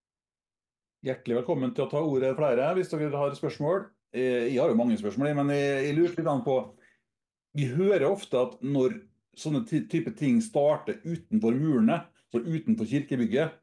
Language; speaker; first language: Norwegian; native; Norwegian